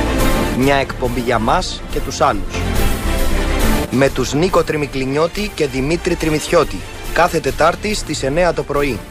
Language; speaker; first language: Greek; native; Greek